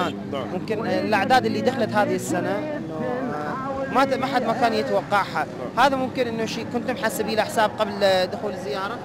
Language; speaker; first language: Arabic; native; Arabic